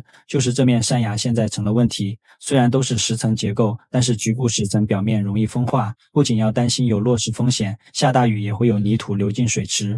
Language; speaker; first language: Chinese; native; Chinese